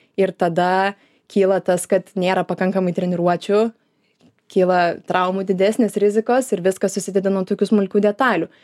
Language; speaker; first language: Lithuanian; native; Lithuanian